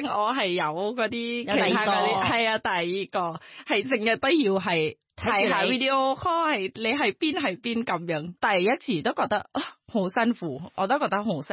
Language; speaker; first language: Cantonese; non-native, fluent; Thai